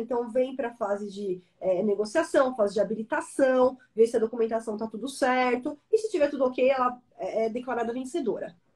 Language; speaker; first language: Portuguese; native; Portuguese